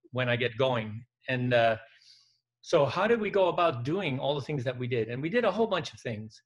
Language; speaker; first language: English; early bilingual, other home language; Dutch